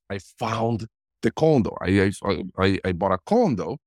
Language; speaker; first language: English; non-native, fluent; Portuguese